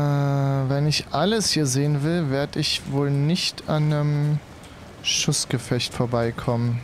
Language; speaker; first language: German; native; German